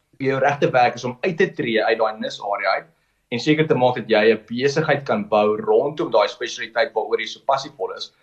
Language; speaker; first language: Afrikaans; native; Afrikaans